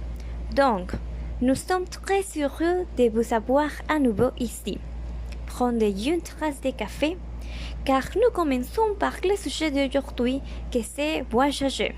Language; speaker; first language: French; non-native, learner; Spanish